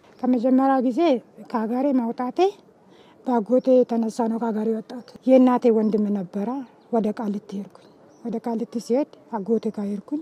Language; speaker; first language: Amharic; non-native, local second language; Oromo